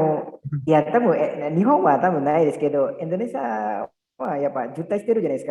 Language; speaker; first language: Japanese; non-native, learner; Indonesian